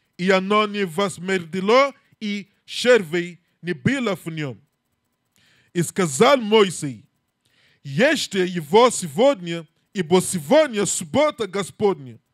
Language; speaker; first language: Russian; non-native, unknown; English